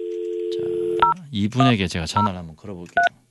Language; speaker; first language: Korean; native; Korean